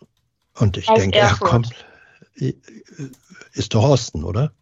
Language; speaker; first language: German; native; German